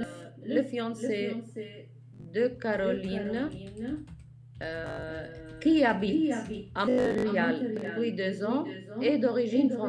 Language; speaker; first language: French; non-native, fluent; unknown